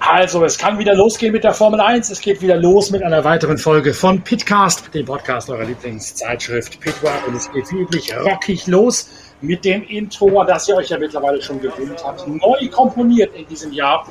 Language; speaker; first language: German; native; German